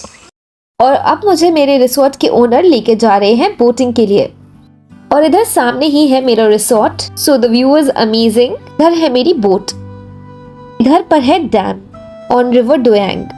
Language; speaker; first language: Hindi; native; Hindi